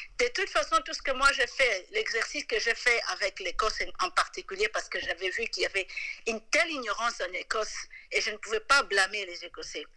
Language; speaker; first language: French; non-native, local second language; Lingala